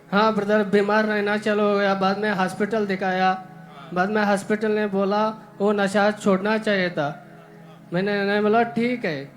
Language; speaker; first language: Hindi; non-native, local second language; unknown